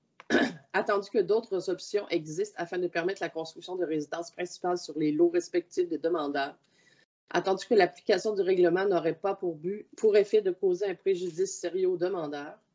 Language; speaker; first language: French; native; French